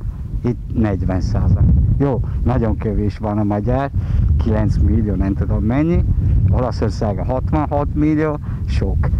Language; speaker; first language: Hungarian; non-native, learner; Italian